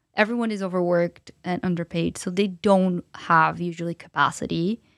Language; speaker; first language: English; non-native, fluent; Portuguese